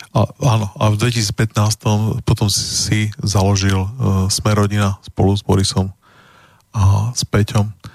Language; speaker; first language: Slovak; native; Slovak